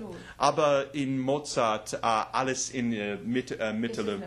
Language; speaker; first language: German; non-native, learner; English